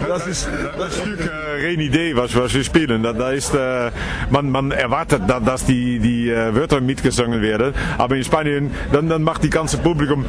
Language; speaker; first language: German; non-native, fluent; Dutch